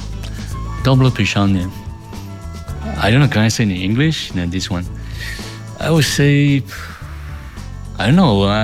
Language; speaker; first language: Slovenian; non-native, learner; Chinese